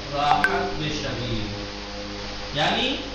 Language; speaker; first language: Persian; non-native, fluent; Urdu